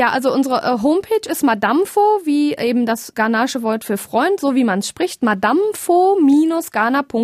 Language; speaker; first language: German; native; German